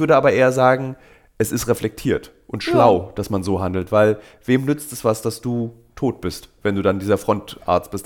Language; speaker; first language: German; native; German